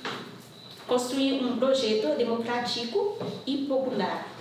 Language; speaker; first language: Portuguese; non-native, fluent; Haitian Creole